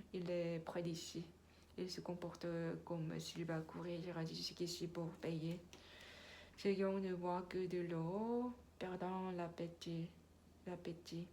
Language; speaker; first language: French; non-native, learner; Korean